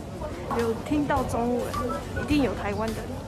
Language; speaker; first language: Chinese; early bilingual, heritage; Japanese